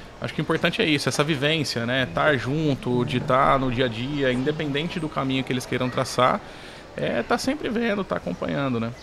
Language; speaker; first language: Portuguese; native; Portuguese